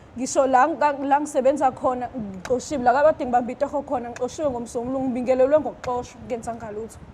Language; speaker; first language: Zulu; native; Zulu